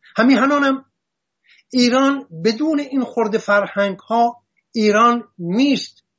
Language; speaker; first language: Persian; non-native, local second language; Assyrian Neo-Aramaic